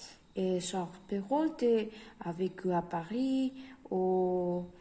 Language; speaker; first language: French; non-native, learner; Spanish